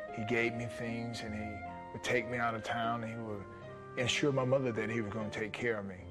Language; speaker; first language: English; native; English